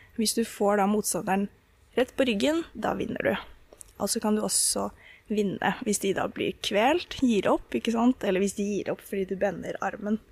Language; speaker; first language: Norwegian; native; Norwegian